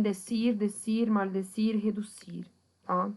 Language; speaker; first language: Spanish; non-native, fluent; Portuguese